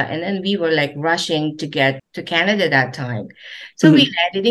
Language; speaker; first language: English; non-native, local second language; Filipino